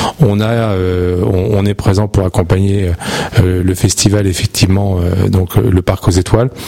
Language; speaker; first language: French; native; French